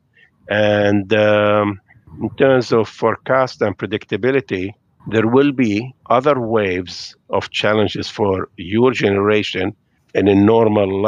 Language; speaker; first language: English; non-native, fluent; Arabic